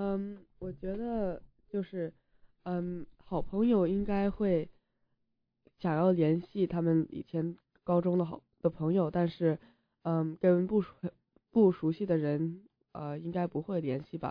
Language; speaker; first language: Chinese; early bilingual, heritage; Chinese